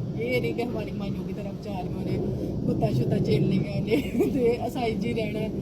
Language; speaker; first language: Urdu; non-native, local second language; Punjabi